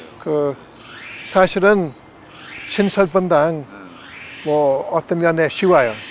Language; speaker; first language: Korean; non-native, fluent; English